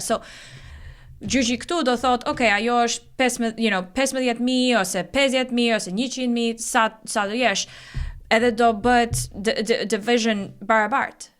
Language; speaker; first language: Albanian; early bilingual, heritage; Albanian